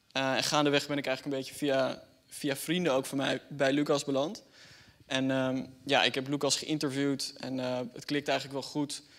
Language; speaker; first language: Dutch; native; Dutch